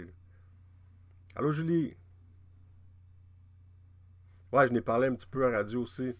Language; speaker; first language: French; native; French